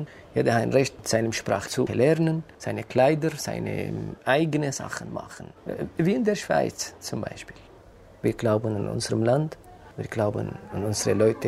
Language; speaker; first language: German; non-native, fluent; Kurdish